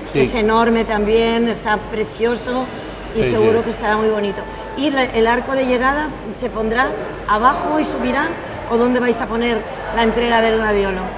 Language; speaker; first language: Spanish; native; Spanish